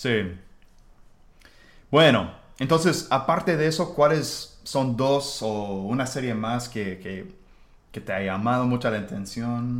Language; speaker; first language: Spanish; non-native, fluent; English